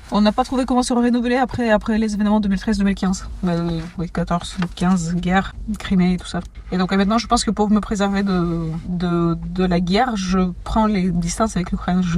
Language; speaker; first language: French; non-native, fluent; Ukrainian